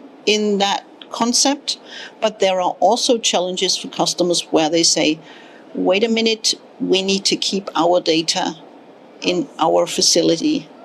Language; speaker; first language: English; non-native, fluent; German